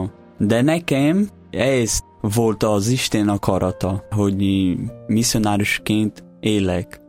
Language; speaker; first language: Hungarian; non-native, learner; Portuguese